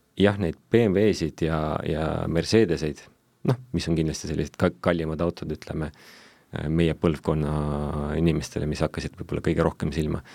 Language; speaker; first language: Estonian; non-native, local second language; Russian